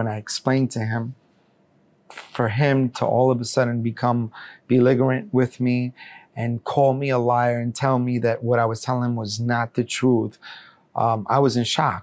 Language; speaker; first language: English; native; English